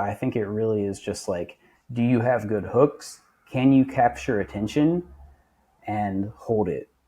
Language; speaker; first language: English; native; English